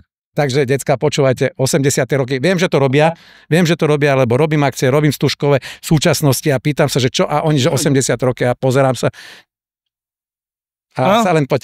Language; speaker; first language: Slovak; native; Slovak